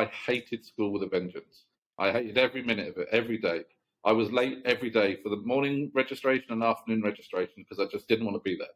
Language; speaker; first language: English; native; English